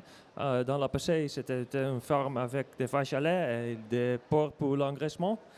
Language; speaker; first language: French; non-native, learner; Dutch